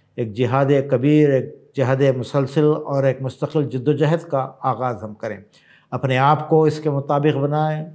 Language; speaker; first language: Hindi; non-native, local second language; Urdu